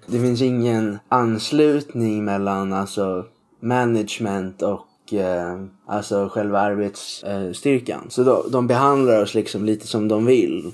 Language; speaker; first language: Swedish; native; Swedish